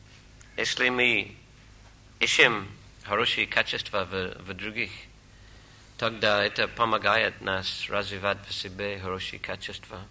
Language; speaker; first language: Russian; non-native, fluent; English